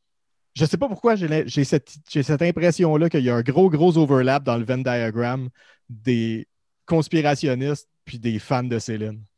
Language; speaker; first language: French; native; French